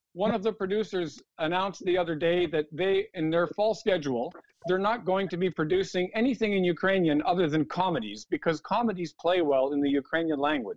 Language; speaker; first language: English; early bilingual, other home language; Ukrainian